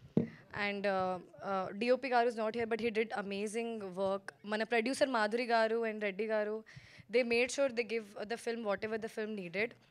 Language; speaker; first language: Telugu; non-native, local second language; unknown